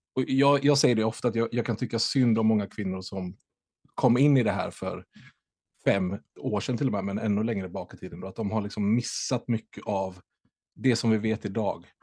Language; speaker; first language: Swedish; native; Swedish